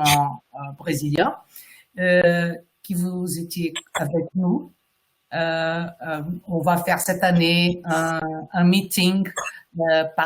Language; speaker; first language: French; non-native, fluent; Portuguese